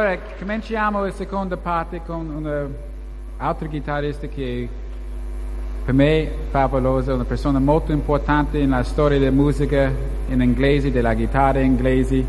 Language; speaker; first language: Italian; non-native, learner; English